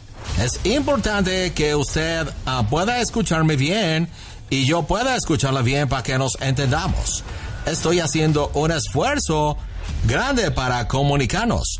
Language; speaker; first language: Spanish; non-native, fluent; English